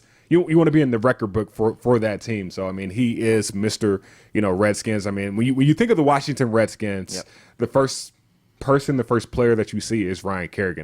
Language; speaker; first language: English; native; English